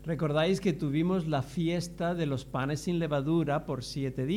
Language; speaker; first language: Spanish; native; Spanish